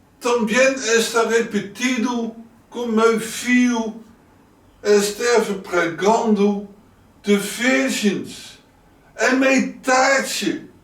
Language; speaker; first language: Portuguese; non-native, learner; Dutch